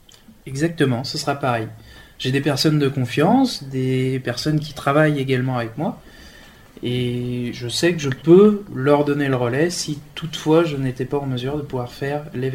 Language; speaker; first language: French; native; French